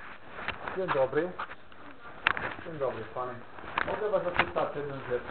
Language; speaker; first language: Polish; non-native, learner; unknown